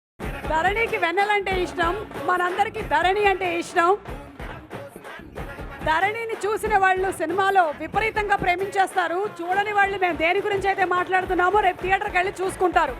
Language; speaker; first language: Telugu; native; Telugu